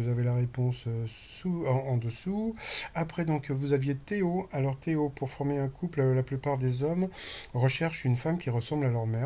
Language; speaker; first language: French; native; French